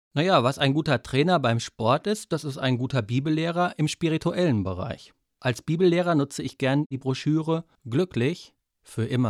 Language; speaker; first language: German; native; German